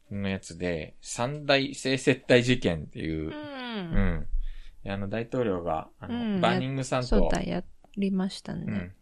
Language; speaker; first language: Japanese; early bilingual, heritage; Korean